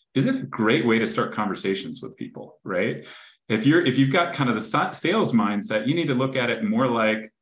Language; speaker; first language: English; native; English